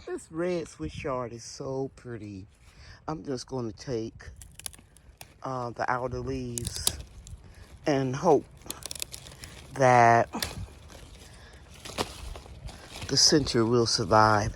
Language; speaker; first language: English; native; English